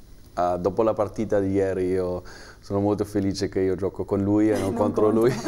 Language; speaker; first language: Italian; non-native, learner; German